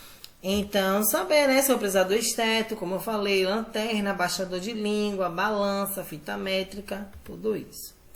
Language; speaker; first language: Portuguese; native; Portuguese